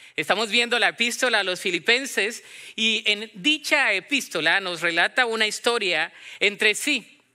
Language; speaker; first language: Spanish; native; Spanish